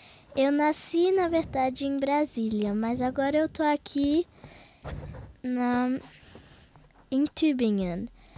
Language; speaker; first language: Portuguese; early bilingual, heritage; Portuguese